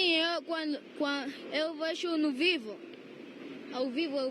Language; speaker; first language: Portuguese; early bilingual, heritage; Portuguese